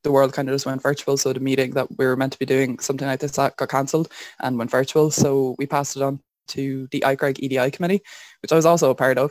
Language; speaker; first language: English; native; English